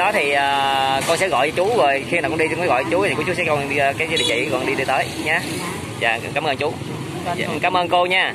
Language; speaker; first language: Vietnamese; native; Vietnamese